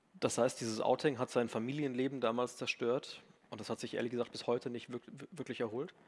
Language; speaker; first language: German; native; German